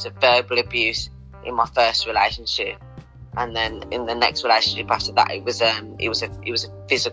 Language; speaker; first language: English; native; English